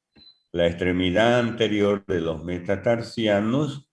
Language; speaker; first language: Spanish; native; Spanish